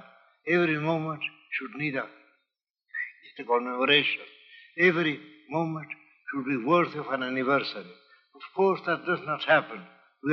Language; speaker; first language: English; non-native, fluent; Spanish